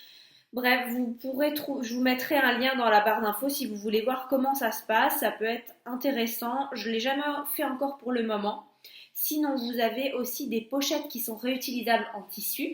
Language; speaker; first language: French; native; French